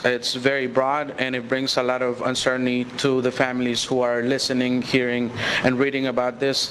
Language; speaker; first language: English; early bilingual, other home language; Spanish